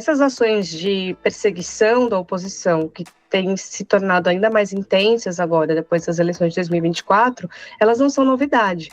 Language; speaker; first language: Portuguese; native; Portuguese